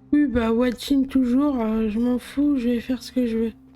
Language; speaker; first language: French; native; French